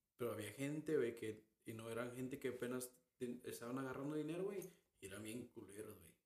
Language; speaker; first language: Spanish; early bilingual, heritage; Spanish